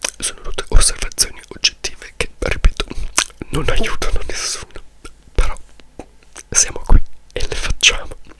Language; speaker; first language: Italian; non-native, fluent; English